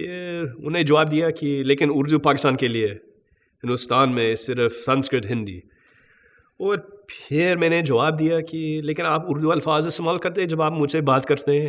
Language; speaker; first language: Hindi; non-native, fluent; English